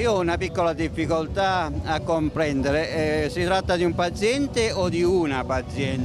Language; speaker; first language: Italian; native; Italian